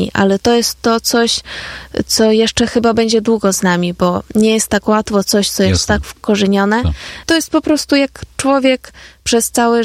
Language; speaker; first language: Polish; non-native, fluent; Ukrainian